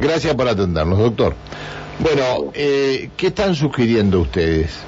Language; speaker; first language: Spanish; native; Spanish